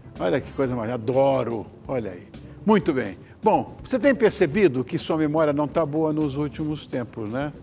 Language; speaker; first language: Portuguese; native; Portuguese